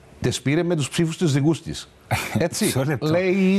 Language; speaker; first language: Greek; native; Greek